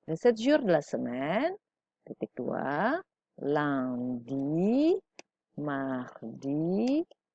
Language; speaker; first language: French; non-native, fluent; Indonesian